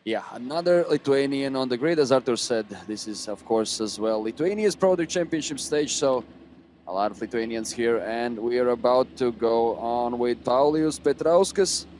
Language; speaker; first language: English; non-native, fluent; Latvian